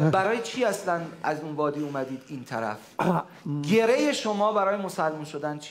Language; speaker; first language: Persian; native; Persian